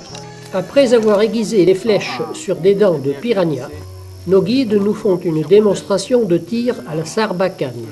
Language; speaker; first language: French; native; French